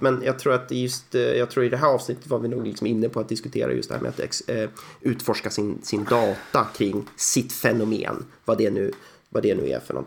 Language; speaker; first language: Swedish; native; Swedish